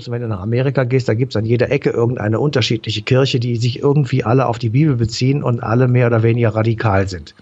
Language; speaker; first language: German; native; German